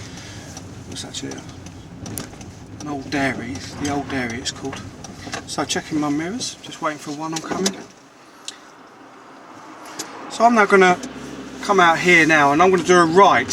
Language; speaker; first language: English; native; English